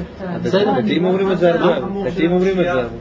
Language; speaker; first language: Hebrew; native; Hebrew